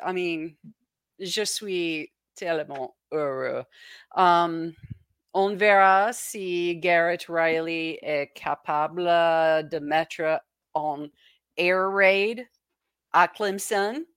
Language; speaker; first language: French; non-native, learner; English